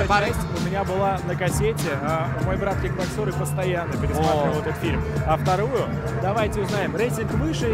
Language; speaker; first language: Russian; native; Russian